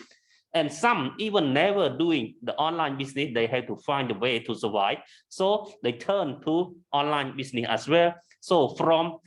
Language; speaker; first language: English; non-native, learner; Khmer